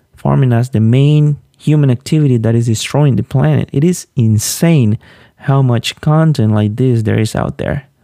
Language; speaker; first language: English; non-native, fluent; Spanish